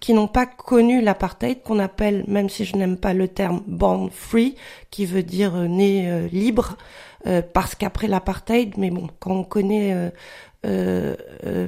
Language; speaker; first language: French; native; French